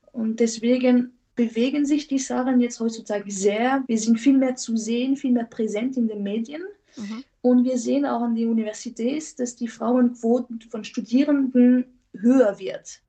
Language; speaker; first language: German; non-native, fluent; French